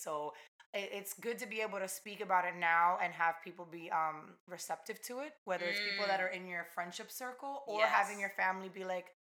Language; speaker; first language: English; early bilingual, other home language; Spanish